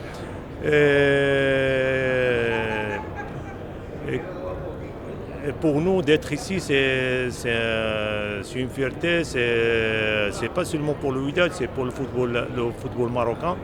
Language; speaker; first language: French; non-native, local second language; Arabic